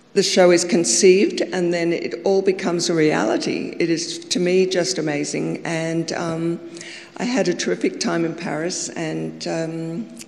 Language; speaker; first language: English; native; English